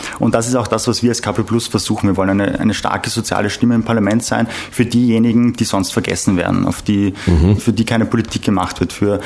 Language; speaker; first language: German; native; German